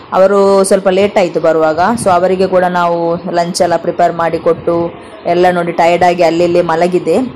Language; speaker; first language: Kannada; non-native, local second language; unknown